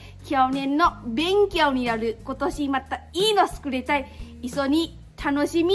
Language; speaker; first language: Japanese; non-native, local second language; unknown